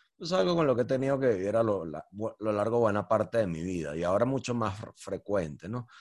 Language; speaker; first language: Spanish; native; Spanish